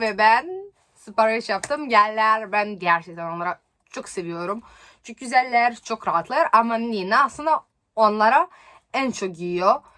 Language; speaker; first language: Turkish; non-native, learner; Serbian